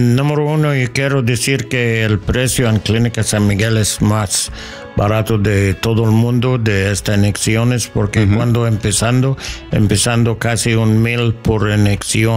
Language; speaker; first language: Spanish; non-native, learner; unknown